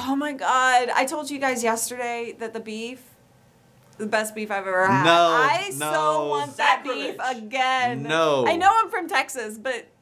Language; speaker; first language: English; native; English